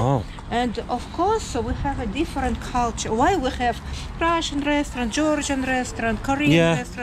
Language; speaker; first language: English; non-native, fluent; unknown